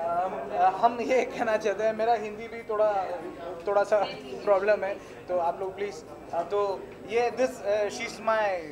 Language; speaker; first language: Hindi; non-native, local second language; Malayalam